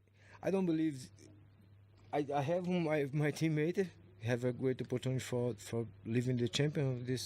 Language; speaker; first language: English; non-native, learner; Portuguese